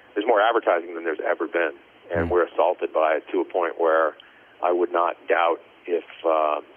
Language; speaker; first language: English; native; English